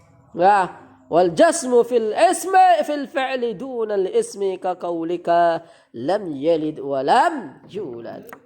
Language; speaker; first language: Arabic; non-native, fluent; Indonesian